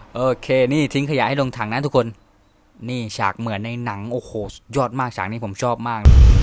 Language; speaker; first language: Thai; native; Thai